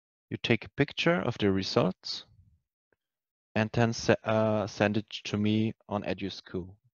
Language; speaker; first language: English; non-native, fluent; German